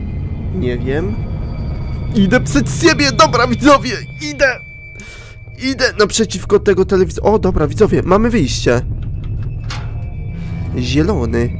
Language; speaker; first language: Polish; native; Polish